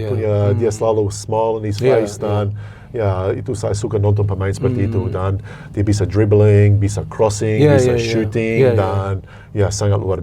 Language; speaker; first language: Indonesian; non-native, fluent; English